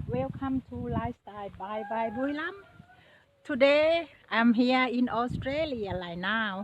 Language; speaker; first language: English; non-native, learner; Thai